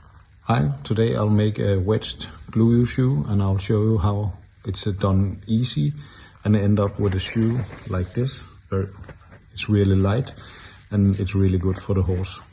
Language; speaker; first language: English; non-native, fluent; Danish